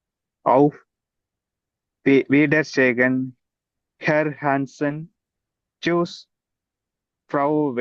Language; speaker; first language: German; non-native, learner; Tamil